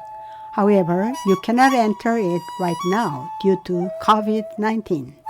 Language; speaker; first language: English; non-native, fluent; Korean